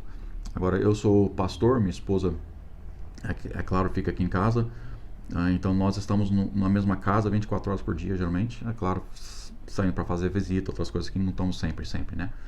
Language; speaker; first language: Portuguese; non-native, fluent; English